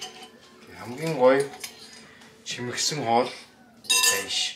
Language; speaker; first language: Mongolian; early bilingual, heritage; Mongolian